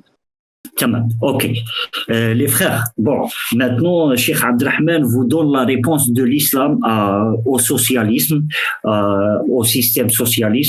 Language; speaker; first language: French; early bilingual, other home language; Arabic